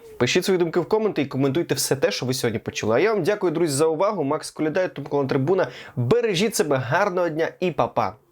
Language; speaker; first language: Ukrainian; native; Ukrainian